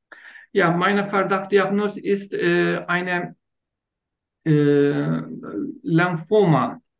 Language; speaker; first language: German; non-native, learner; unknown